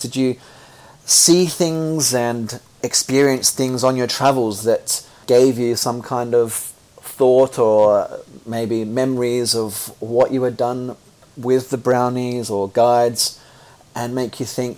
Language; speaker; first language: English; native; English